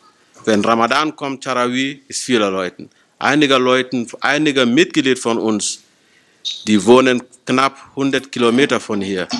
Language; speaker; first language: German; non-native, fluent; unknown